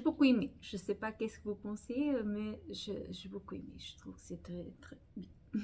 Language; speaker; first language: French; non-native, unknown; Portuguese